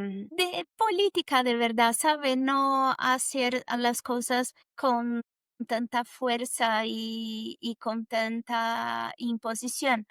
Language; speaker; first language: Spanish; non-native, fluent; Portuguese